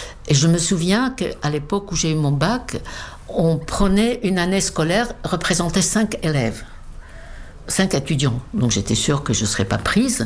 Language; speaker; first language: French; non-native, fluent; Czech